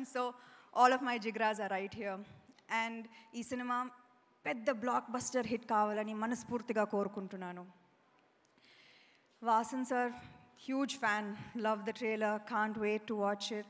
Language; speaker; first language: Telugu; non-native, local second language; Tamil